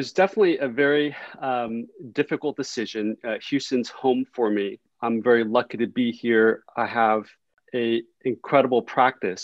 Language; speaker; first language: English; early bilingual, other home language; Vietnamese